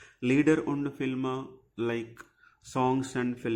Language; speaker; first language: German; non-native, fluent; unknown